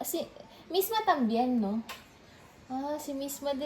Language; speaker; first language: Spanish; non-native, learner; Filipino